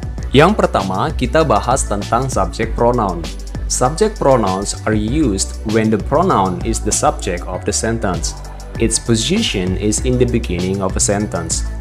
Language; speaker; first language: English; non-native, fluent; Indonesian